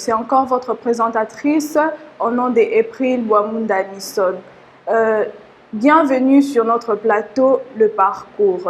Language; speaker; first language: French; non-native, local second language; Lingala